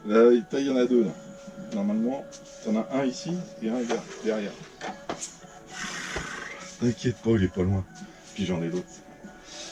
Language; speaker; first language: French; native; French